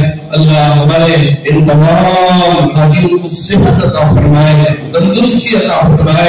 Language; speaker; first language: Urdu; native; Urdu